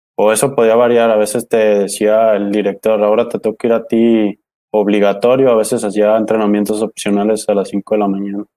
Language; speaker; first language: Spanish; native; Spanish